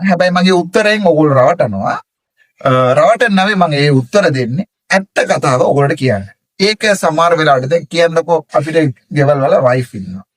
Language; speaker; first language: Sinhala; non-native, local second language; Tamil